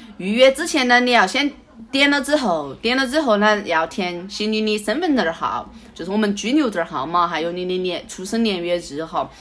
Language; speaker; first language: Chinese; native; Chinese